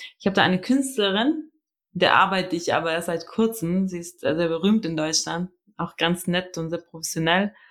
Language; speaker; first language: German; early bilingual, other home language; Albanian